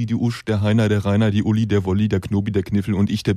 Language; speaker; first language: German; native; German